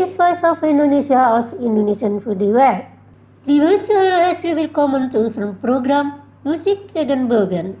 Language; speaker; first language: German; non-native, fluent; Indonesian